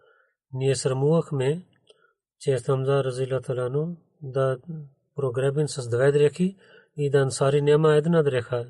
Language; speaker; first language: Bulgarian; non-native, learner; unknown